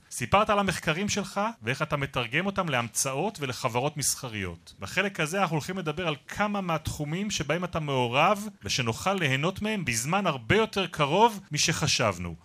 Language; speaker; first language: Hebrew; native; Hebrew